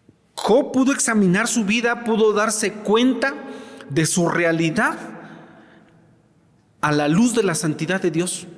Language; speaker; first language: Spanish; native; Spanish